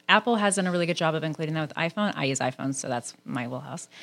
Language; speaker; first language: English; native; English